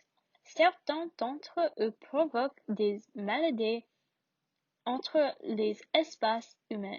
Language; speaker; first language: French; non-native, learner; English